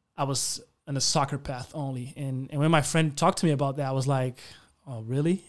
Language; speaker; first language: English; non-native, fluent; Portuguese